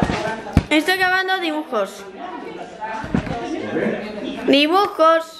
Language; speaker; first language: Spanish; native; Spanish